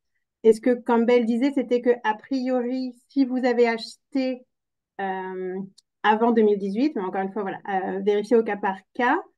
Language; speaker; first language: French; native; French